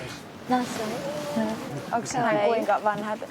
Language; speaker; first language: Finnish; non-native, learner; Japanese